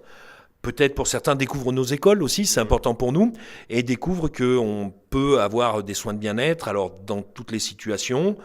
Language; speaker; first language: French; native; French